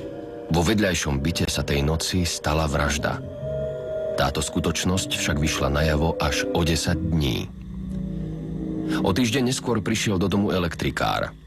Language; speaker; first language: Slovak; native; Slovak